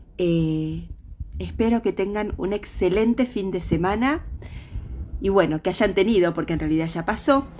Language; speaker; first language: Spanish; native; Spanish